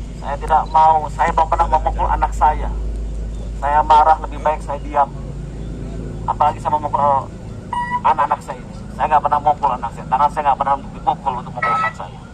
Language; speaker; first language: Indonesian; native; Indonesian